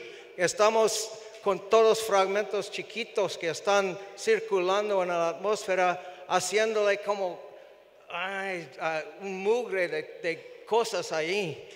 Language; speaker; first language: Spanish; non-native, fluent; English